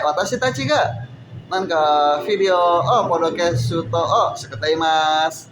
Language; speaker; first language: Japanese; non-native, learner; Indonesian